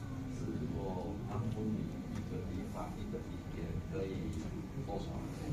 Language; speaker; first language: Chinese; non-native, fluent; Indonesian